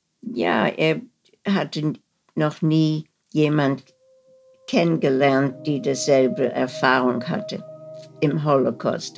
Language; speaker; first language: German; early bilingual, heritage; German